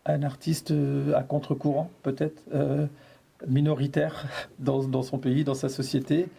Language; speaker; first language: French; native; French